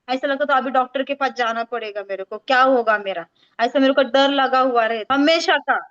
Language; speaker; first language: Hindi; non-native, local second language; Marathi